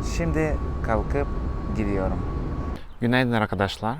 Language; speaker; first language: Turkish; non-native, learner; Russian